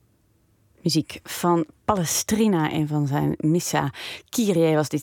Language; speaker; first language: Dutch; native; Dutch